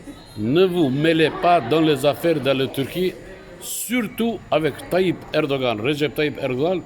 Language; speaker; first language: French; non-native, fluent; Turkish